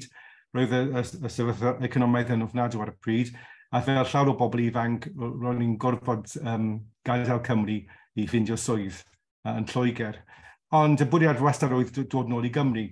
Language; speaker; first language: Welsh; non-native, local second language; English